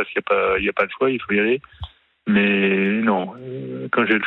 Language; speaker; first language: French; native; French